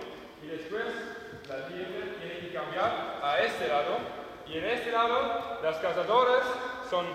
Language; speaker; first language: Spanish; non-native, learner; German